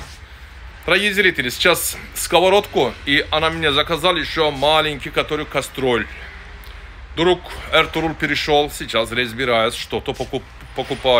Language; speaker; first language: Russian; non-native, learner; Turkish